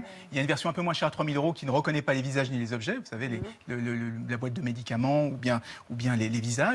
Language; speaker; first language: French; native; French